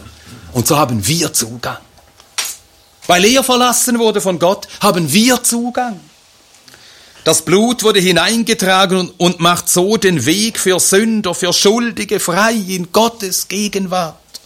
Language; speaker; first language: German; native; German